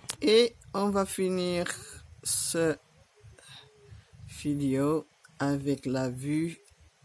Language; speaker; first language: French; non-native, fluent; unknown